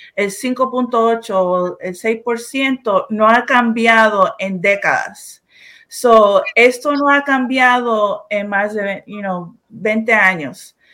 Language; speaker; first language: Spanish; early bilingual, heritage; Spanish